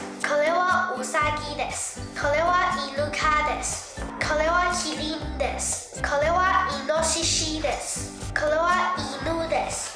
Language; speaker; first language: Japanese; non-native, learner; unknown